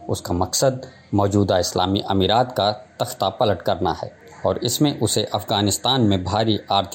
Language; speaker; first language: Hindi; native; Hindi